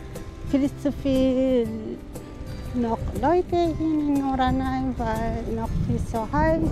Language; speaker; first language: German; non-native, learner; Filipino